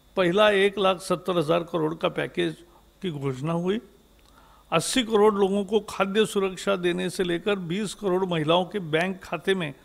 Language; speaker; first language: Hindi; non-native, local second language; Marathi